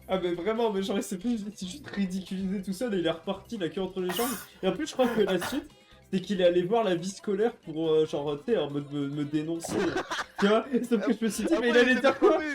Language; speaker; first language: French; native; French